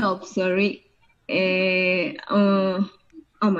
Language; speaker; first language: English; non-native, learner; Spanish